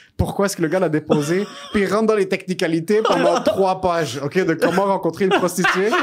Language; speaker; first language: French; early bilingual, other home language; Arabic